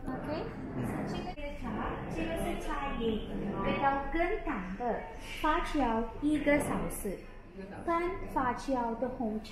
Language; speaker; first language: Chinese; non-native, learner; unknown